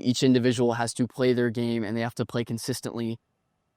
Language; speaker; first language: English; native; English